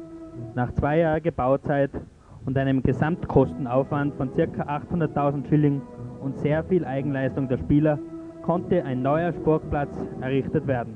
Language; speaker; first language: German; native; German